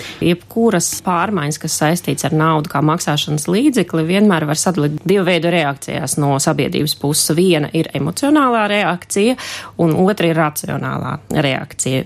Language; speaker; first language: Latvian; non-native, local second language; Russian